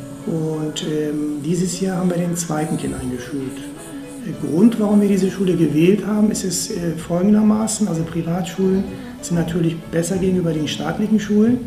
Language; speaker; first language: German; early bilingual, other home language; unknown